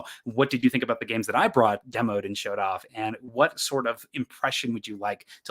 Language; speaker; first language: English; native; English